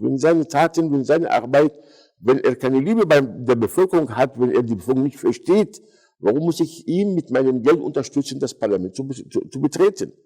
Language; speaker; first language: German; non-native, fluent; Arabic